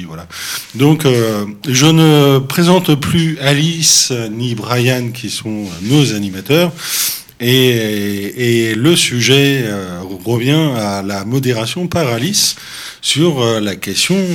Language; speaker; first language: French; native; French